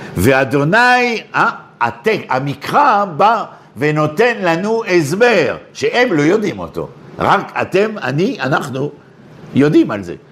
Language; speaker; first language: Hebrew; non-native, fluent; French